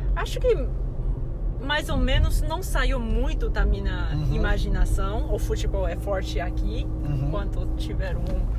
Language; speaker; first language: Portuguese; non-native, fluent; Chinese